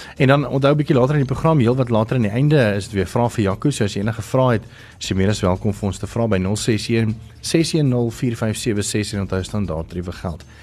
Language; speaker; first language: Afrikaans; native; Afrikaans